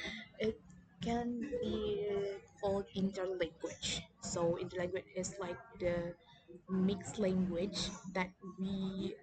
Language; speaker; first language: English; non-native, learner; Indonesian